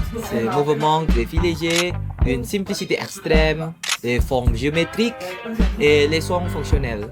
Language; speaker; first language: French; non-native, learner; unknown